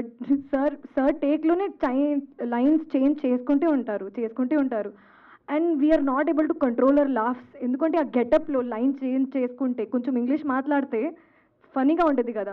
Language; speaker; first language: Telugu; non-native, fluent; Hindi